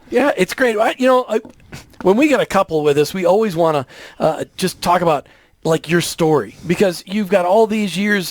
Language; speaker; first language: English; native; English